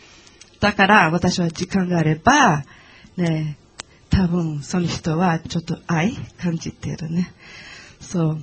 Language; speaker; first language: Japanese; non-native, learner; Portuguese